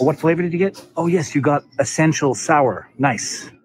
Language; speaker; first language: English; native; English